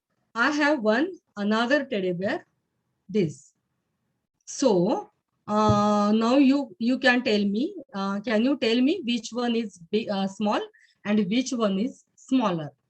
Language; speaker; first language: English; non-native, learner; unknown